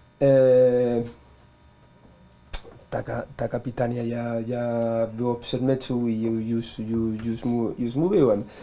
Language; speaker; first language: Polish; non-native, learner; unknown